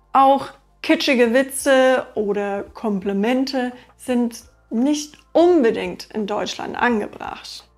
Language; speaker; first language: German; non-native, fluent; English